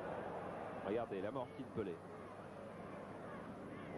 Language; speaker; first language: French; native; French